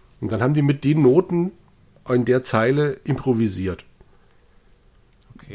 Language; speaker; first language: German; native; German